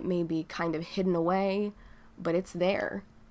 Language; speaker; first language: English; native; English